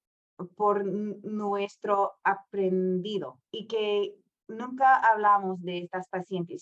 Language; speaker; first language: Spanish; non-native, fluent; English